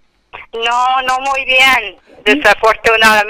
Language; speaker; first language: Spanish; non-native, fluent; English